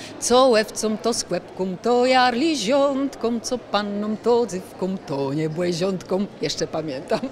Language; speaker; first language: Polish; native; Polish